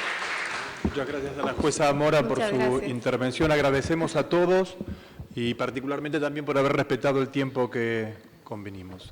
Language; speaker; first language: Spanish; native; Spanish